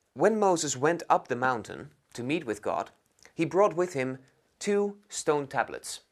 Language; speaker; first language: English; non-native, fluent; Dutch